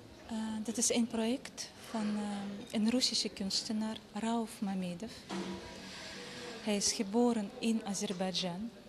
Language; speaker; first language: Dutch; non-native, fluent; Russian